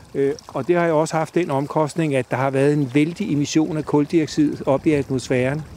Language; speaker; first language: Danish; native; Danish